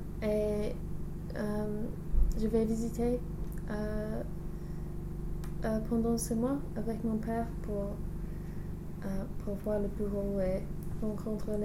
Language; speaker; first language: French; non-native, learner; English